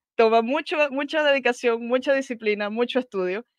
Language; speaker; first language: Spanish; native; Spanish